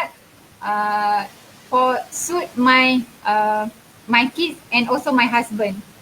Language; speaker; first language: English; non-native, local second language; Malay